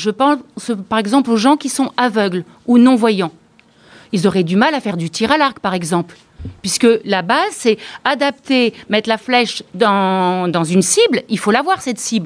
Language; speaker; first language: French; native; French